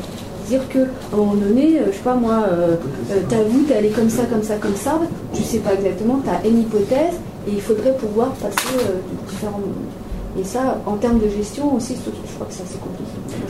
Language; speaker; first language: French; native; French